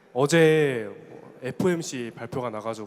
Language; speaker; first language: Korean; native; Korean